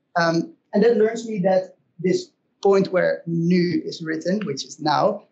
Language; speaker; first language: English; non-native, fluent; Dutch